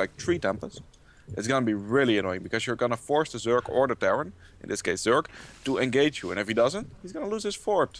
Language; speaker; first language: English; non-native, fluent; Dutch